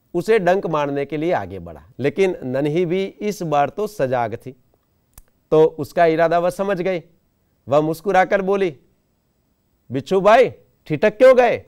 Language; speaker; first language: Hindi; non-native, local second language; Gujarati